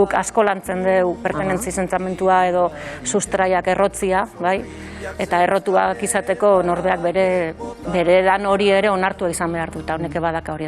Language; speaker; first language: Basque; native; Basque